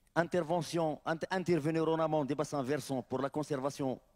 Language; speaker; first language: French; non-native, local second language; Arabic